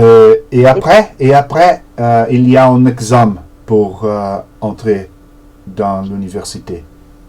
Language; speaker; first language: French; non-native, learner; Portuguese